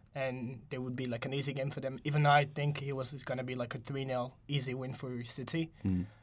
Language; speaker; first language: English; non-native, fluent; French